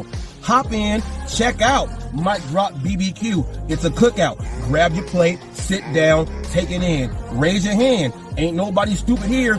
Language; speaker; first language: English; native; English